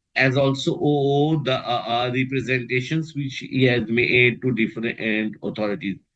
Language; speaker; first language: English; non-native, local second language; Bangla